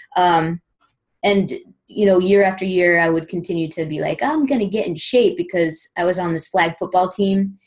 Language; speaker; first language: English; native; English